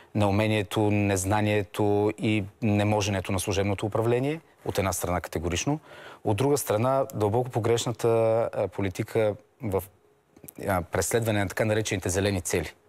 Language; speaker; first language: Bulgarian; native; Bulgarian